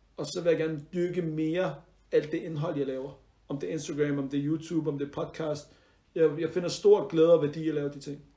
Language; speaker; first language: Danish; early bilingual, other home language; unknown